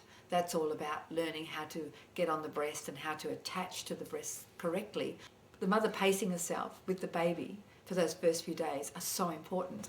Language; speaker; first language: English; native; English